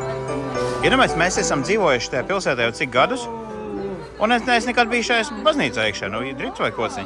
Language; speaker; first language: Latvian; native; Latvian